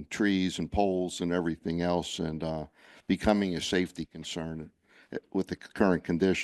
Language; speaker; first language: English; native; English